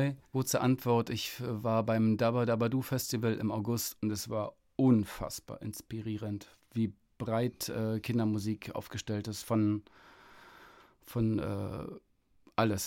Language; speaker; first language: German; native; German